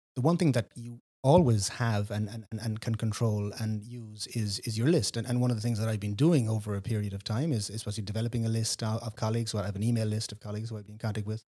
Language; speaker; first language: English; native; English